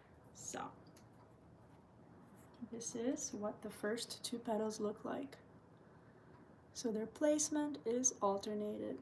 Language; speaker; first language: English; early bilingual, other home language; Albanian